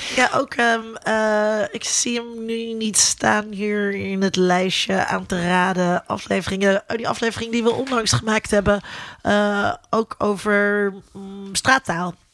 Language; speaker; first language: Dutch; native; Dutch